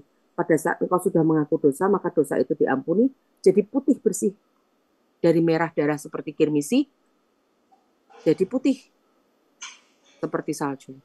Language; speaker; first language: Indonesian; native; Indonesian